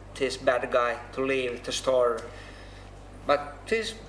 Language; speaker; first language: English; non-native, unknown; Finnish